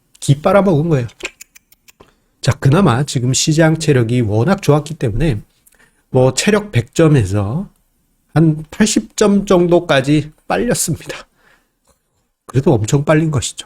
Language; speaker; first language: Korean; native; Korean